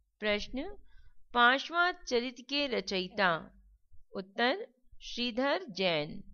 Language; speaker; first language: Hindi; native; Hindi